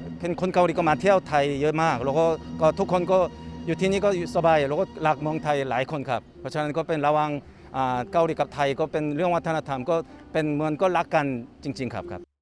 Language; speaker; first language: Thai; non-native, learner; Korean